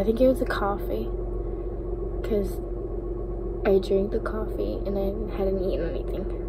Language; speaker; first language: English; early bilingual, other home language; Spanish